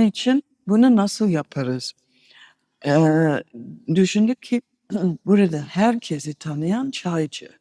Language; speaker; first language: Turkish; non-native, fluent; English